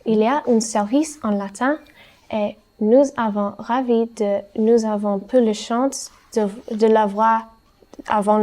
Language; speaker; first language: French; non-native, learner; English